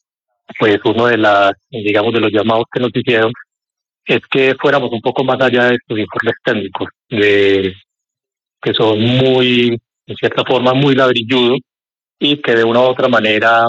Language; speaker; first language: Spanish; native; Spanish